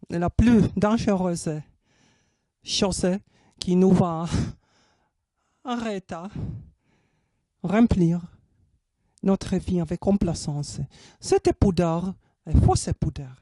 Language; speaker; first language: French; non-native, learner; German